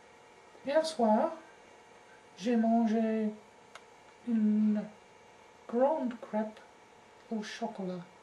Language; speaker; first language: French; non-native, learner; English